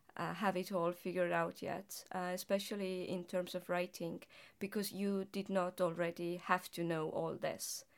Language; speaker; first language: English; non-native, fluent; Estonian